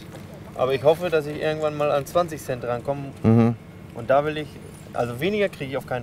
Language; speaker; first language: German; native; German